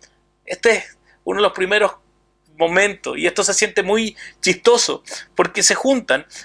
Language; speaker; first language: Spanish; native; Spanish